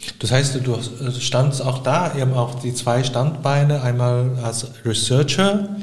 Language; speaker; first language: German; non-native, fluent; Chinese